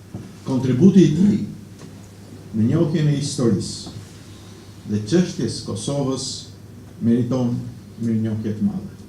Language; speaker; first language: Albanian; native; Albanian